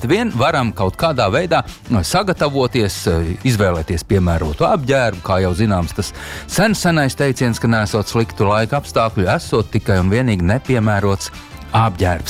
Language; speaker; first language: Latvian; native; Latvian